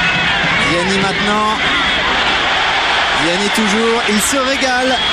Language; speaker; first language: French; native; French